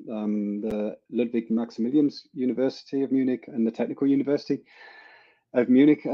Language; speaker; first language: English; native; English